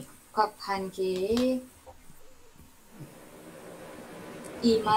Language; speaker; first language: Korean; non-native, learner; Indonesian